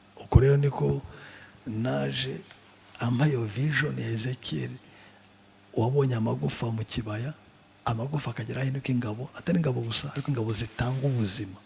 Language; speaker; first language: Kinyarwanda; native; Kinyarwanda